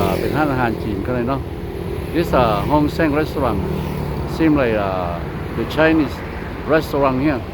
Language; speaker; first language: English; non-native, learner; Lao